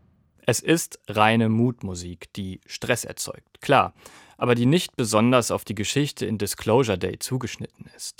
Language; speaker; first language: German; native; German